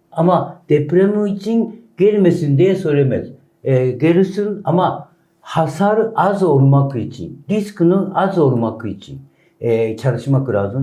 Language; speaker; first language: Turkish; non-native, learner; Japanese